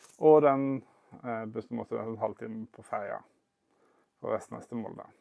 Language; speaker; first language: Norwegian; native; Norwegian